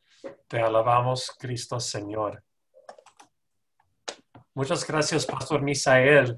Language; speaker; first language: Spanish; non-native, fluent; English